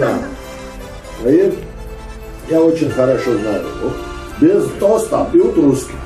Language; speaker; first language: Russian; non-native, learner; Georgian